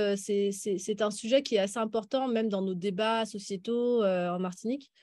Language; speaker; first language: French; native; French